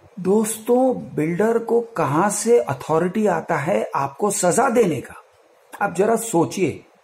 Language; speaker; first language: Hindi; non-native, local second language; Kannada